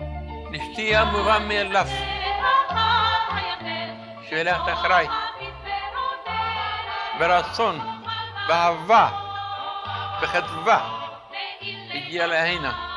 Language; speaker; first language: Hebrew; non-native, fluent; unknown